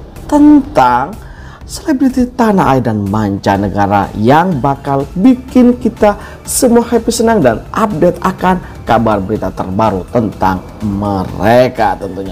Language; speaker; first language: Indonesian; native; Indonesian